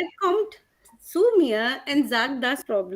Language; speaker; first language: German; non-native, learner; Hindi